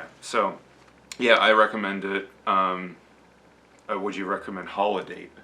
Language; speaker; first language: English; native; English